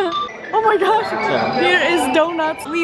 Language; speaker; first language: English; non-native, learner; Czech